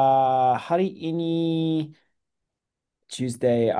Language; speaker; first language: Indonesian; non-native, learner; English